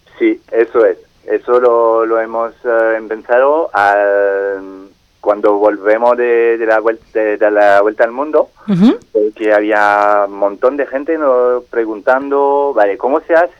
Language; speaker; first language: Spanish; non-native, fluent; French